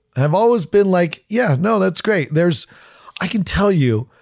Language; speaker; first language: English; native; English